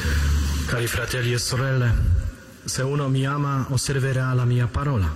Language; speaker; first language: Italian; native; Italian